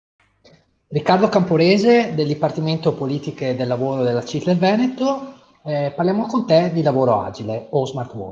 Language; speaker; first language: Italian; native; Italian